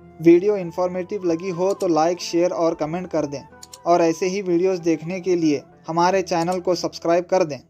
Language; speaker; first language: Urdu; native; Urdu